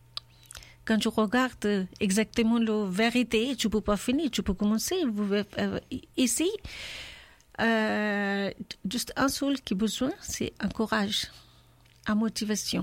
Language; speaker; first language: French; non-native, learner; Urdu